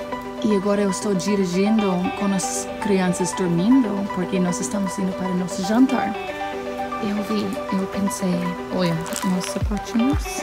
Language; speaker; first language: Portuguese; non-native, learner; English